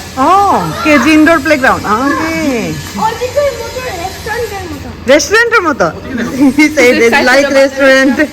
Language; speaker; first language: English; non-native, learner; Bangla